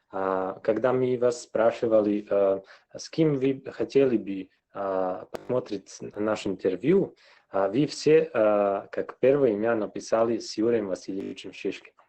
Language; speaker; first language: Russian; non-native, local second language; Serbian